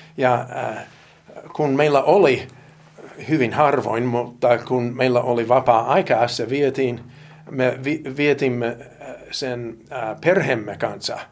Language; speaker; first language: Finnish; non-native, fluent; English